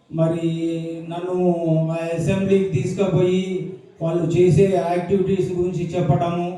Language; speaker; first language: Telugu; native; Telugu